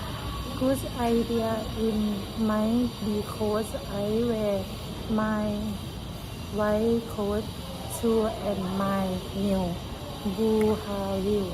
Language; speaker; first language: English; non-native, learner; Thai